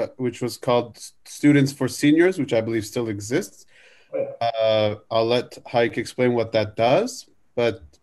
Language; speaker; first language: English; native; English